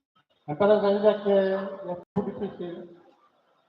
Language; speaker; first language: Portuguese; non-native, local second language; Tetum